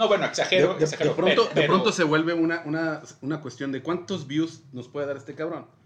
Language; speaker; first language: Spanish; native; Spanish